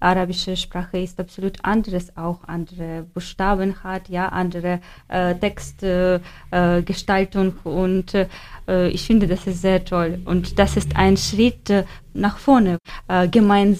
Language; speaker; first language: German; non-native, learner; Ukrainian